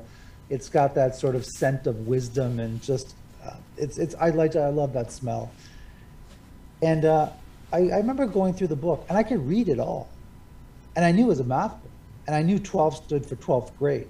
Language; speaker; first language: English; native; English